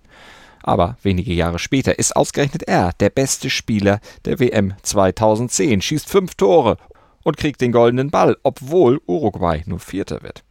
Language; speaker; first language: German; native; German